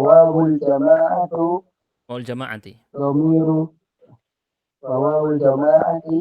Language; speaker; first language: Arabic; non-native, learner; Indonesian